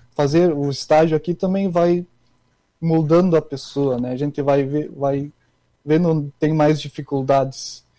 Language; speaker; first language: Portuguese; native; Portuguese